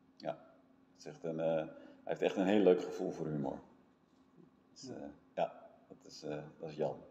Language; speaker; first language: Dutch; native; Dutch